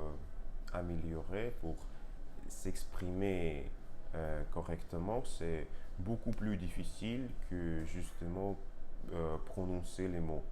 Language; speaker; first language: French; non-native, learner; Russian